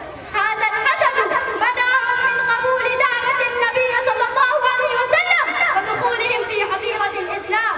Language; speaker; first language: Arabic; non-native, learner; Urdu